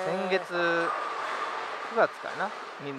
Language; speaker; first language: Japanese; native; Japanese